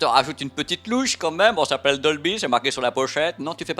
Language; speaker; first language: French; native; French